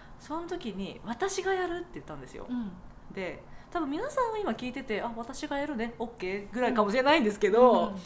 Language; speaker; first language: Japanese; native; Japanese